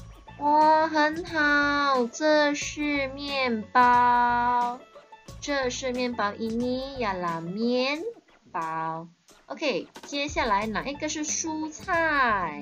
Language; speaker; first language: Chinese; native; Chinese